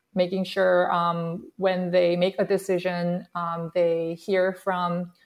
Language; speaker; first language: English; non-native, fluent; Korean